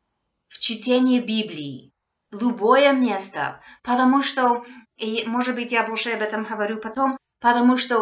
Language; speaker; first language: Russian; non-native, fluent; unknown